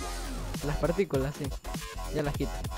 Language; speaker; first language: Spanish; native; Spanish